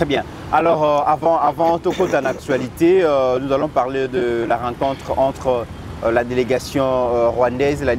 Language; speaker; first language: French; non-native, local second language; Lingala